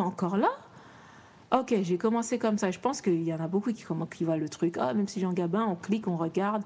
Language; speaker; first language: French; native; French